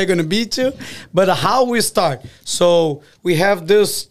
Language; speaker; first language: English; non-native, fluent; Portuguese